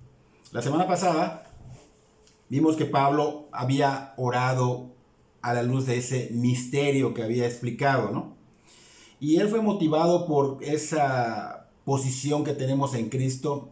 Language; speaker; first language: Spanish; native; Spanish